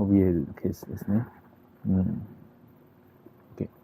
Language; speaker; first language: Japanese; non-native, learner; Chinese